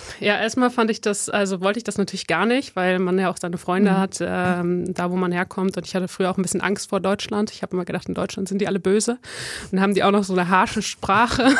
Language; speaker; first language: German; native; German